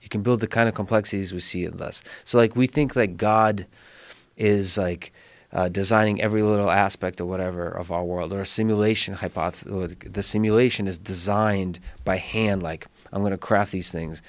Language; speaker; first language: English; early bilingual, other home language; Russian